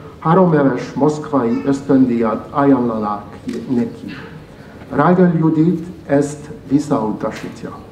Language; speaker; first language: Hungarian; non-native, fluent; French